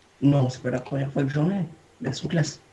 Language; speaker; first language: French; native; French